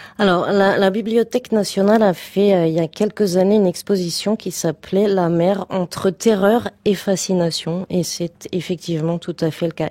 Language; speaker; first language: French; native; French